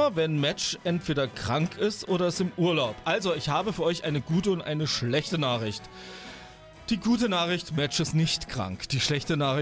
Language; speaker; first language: German; native; German